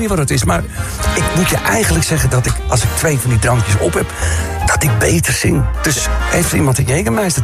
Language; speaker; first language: Dutch; native; Dutch